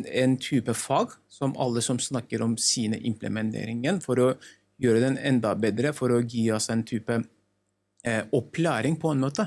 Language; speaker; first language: Norwegian; non-native, learner; Turkish